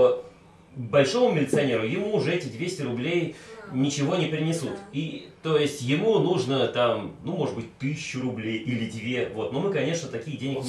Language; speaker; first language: Russian; native; Russian